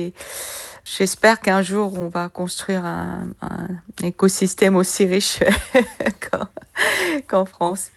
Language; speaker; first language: French; non-native, fluent; Korean